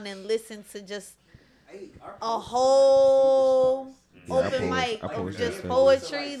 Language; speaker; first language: English; early bilingual, other home language; Spanish